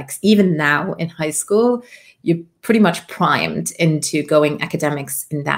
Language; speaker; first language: English; non-native, fluent; Luxembourgish